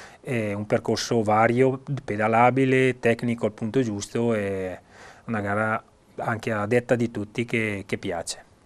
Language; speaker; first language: Italian; native; Italian